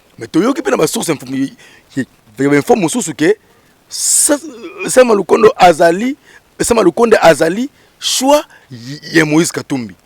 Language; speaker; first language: Lingala; native; Lingala